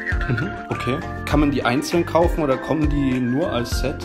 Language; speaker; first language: German; native; German